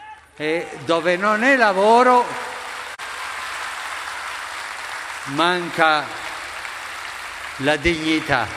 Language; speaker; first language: Italian; non-native, fluent; Spanish